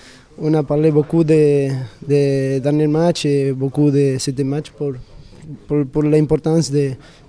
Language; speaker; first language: French; non-native, learner; Spanish